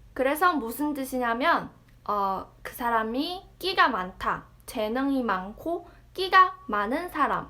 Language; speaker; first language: Korean; non-native, fluent; Chinese